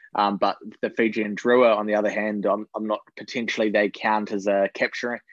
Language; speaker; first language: English; native; English